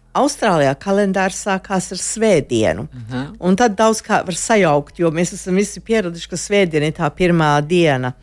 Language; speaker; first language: Latvian; early bilingual, heritage; Latvian